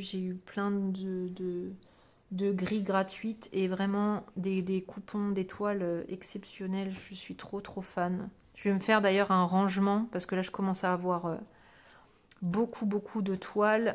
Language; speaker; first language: French; native; French